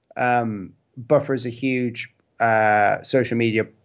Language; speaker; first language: English; native; English